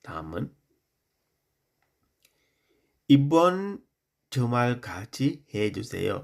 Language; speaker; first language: Korean; non-native, fluent; Sinhala